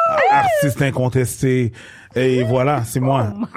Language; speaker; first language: French; native; French